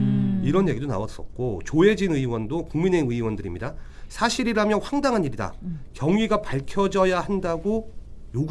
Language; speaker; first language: Korean; native; Korean